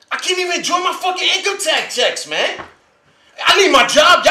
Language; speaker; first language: English; native; English